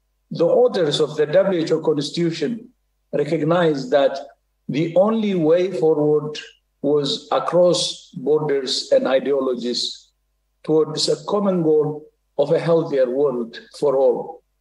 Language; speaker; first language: English; non-native, fluent; Tigrinya